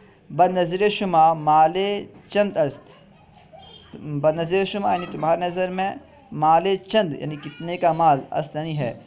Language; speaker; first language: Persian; non-native, fluent; Urdu